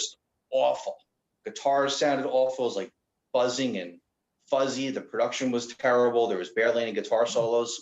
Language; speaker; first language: English; native; English